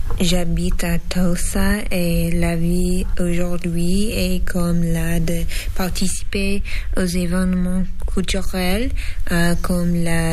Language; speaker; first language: French; non-native, learner; English